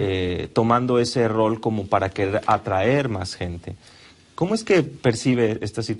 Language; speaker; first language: Spanish; native; Spanish